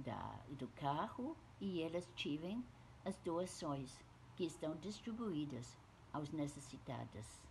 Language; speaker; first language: Portuguese; non-native, fluent; English